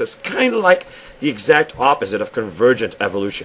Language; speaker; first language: English; non-native, fluent; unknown